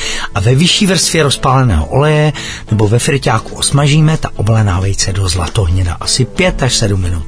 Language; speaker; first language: Czech; native; Czech